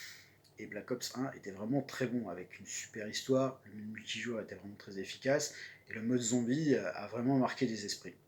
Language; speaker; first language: French; native; French